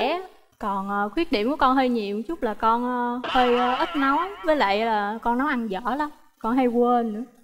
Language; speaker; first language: Vietnamese; native; Vietnamese